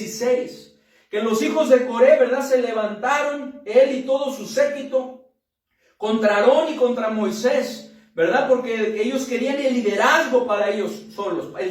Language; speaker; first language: Spanish; native; Spanish